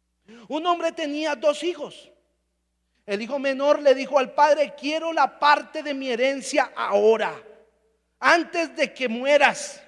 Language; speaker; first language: Spanish; native; Spanish